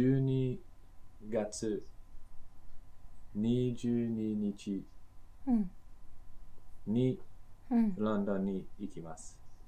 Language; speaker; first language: Japanese; non-native, learner; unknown